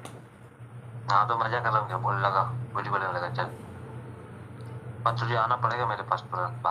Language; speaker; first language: Hindi; non-native, local second language; Bangla